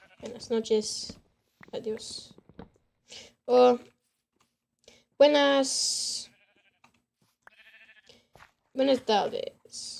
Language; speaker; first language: Spanish; non-native, learner; English